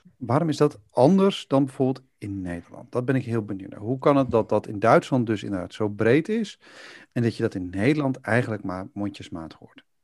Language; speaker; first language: Dutch; native; Dutch